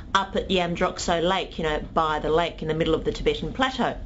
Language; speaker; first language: English; native; English